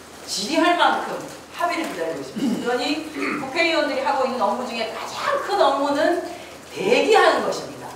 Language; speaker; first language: Korean; native; Korean